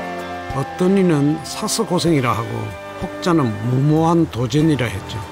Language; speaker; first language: Korean; native; Korean